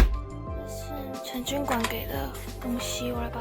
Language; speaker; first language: Chinese; early bilingual, heritage; Chinese